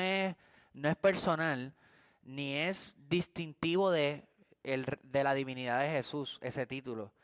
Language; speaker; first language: Spanish; native; Spanish